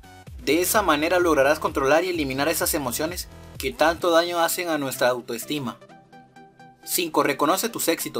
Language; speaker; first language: Spanish; native; Spanish